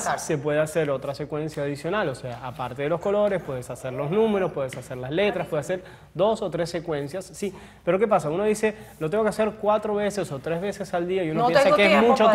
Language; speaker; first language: Spanish; native; Spanish